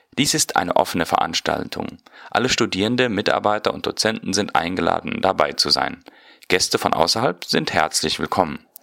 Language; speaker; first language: German; early bilingual, heritage; German